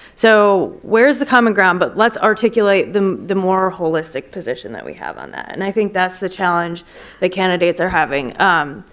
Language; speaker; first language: English; native; English